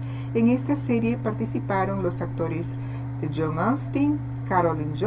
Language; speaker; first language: Spanish; non-native, fluent; Portuguese